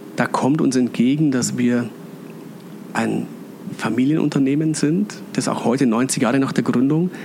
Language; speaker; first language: German; native; German